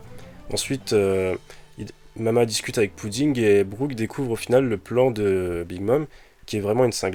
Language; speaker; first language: French; native; French